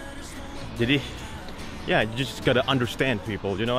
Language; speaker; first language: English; non-native, fluent; Indonesian